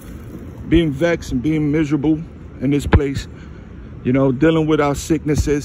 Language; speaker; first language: English; native; English